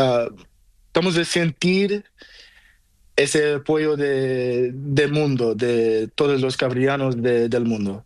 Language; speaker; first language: Spanish; non-native, learner; Portuguese